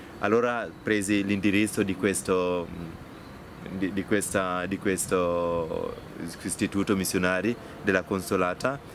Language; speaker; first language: Italian; non-native, fluent; Luo (Kenya and Tanzania)